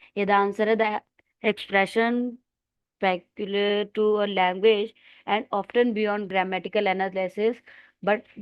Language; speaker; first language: English; non-native, local second language; Punjabi